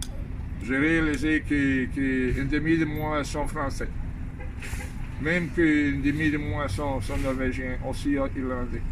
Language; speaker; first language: French; non-native, learner; English